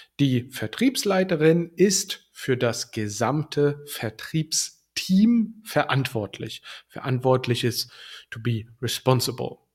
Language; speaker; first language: German; native; German